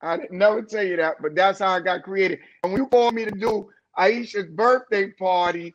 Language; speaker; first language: English; native; English